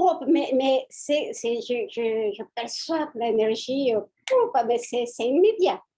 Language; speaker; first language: French; non-native, fluent; Spanish